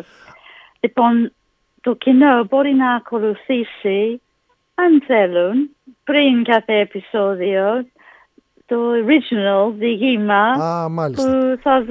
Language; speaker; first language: Greek; non-native, learner; English